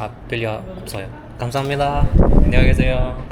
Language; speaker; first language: Korean; non-native, learner; Arabic